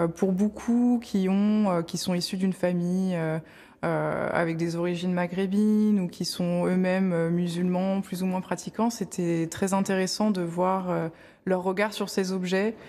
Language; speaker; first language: French; native; French